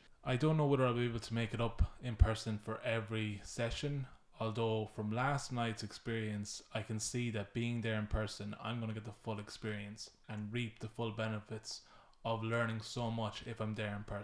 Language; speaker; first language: English; native; English